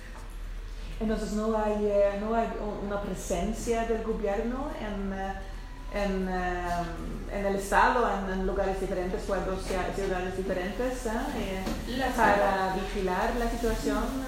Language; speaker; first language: Spanish; non-native, fluent; Swedish